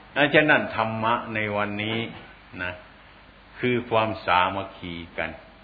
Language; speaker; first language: Thai; non-native, local second language; Northeastern Thai